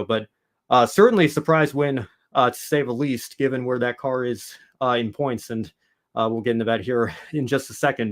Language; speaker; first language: English; native; English